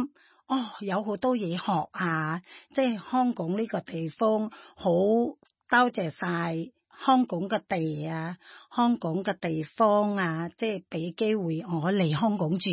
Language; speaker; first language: Chinese; non-native, fluent; Thai